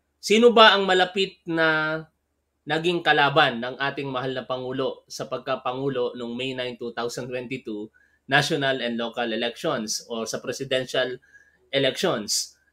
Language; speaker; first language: Filipino; native; Filipino